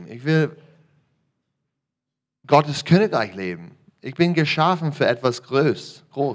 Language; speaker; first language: German; non-native, learner; English